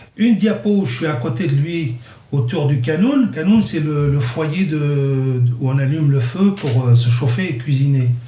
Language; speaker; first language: French; non-native, local second language; Kabyle